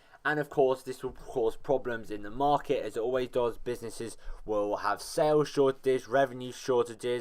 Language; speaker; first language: English; native; English